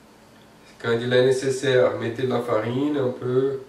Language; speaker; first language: French; non-native, fluent; Portuguese